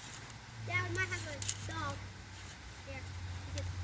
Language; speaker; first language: English; native; English